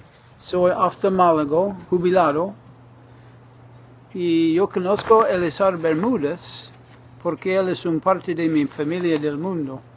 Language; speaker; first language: Spanish; non-native, fluent; English